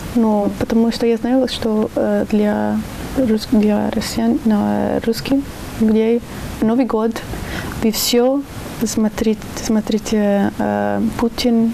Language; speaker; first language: Russian; non-native, learner; Italian